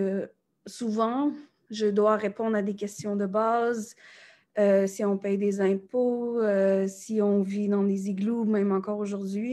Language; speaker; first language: French; native; French